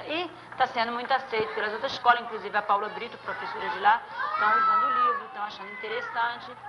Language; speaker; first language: Portuguese; native; Portuguese